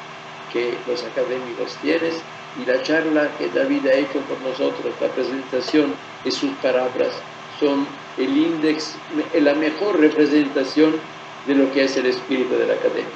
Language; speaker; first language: Spanish; non-native, fluent; Italian